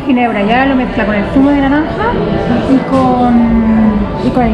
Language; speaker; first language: Spanish; native; Spanish